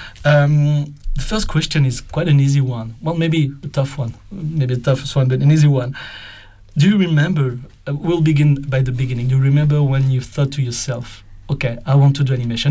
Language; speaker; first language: English; non-native, fluent; French